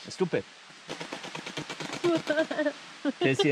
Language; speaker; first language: Spanish; native; Spanish